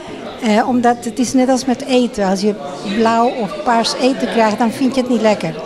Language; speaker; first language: Dutch; non-native, fluent; Spanish